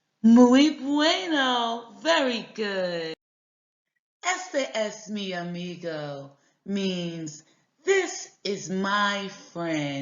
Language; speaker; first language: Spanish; non-native, learner; English